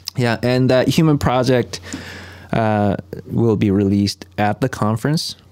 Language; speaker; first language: English; non-native, fluent; Korean